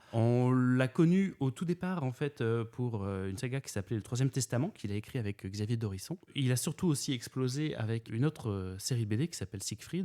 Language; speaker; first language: French; native; French